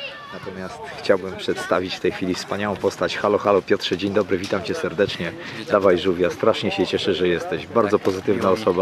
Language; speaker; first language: Polish; native; Polish